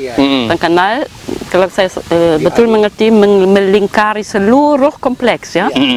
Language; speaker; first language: Indonesian; non-native, fluent; German